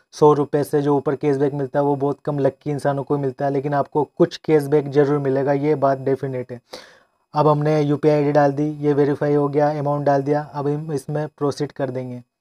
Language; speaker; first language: Hindi; non-native, local second language; Gujarati